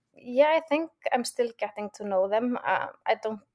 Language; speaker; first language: English; non-native, fluent; Icelandic